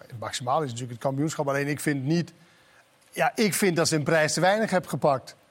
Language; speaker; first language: Dutch; non-native, fluent; Danish